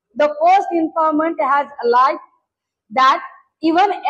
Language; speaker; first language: English; non-native, local second language; Marathi